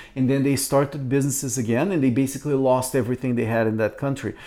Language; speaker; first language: English; non-native, fluent; Portuguese